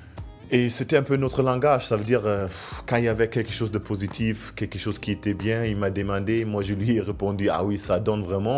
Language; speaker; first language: French; non-native, fluent; German